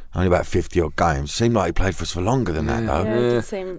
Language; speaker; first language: English; native; English